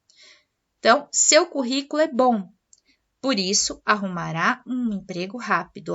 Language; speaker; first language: Portuguese; native; Portuguese